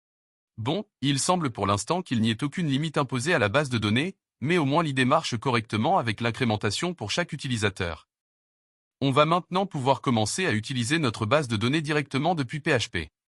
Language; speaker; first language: French; native; French